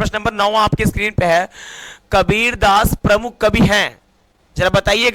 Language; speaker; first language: Hindi; native; Hindi